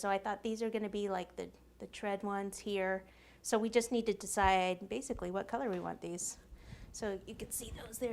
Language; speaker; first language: English; native; English